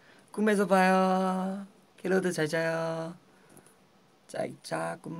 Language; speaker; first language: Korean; non-native, fluent; Chinese